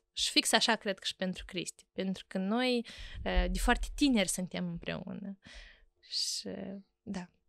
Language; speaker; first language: Romanian; native; Romanian